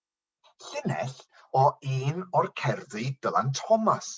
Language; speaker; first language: Welsh; non-native, local second language; English